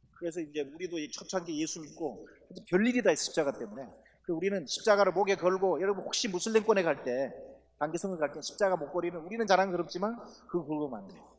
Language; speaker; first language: Korean; native; Korean